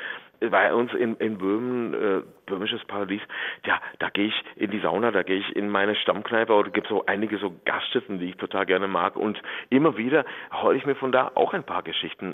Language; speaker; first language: German; non-native, fluent; Czech